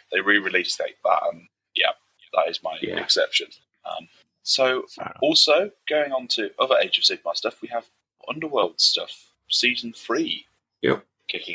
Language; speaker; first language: English; native; English